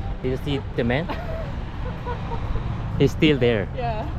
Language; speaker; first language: English; non-native, learner; Korean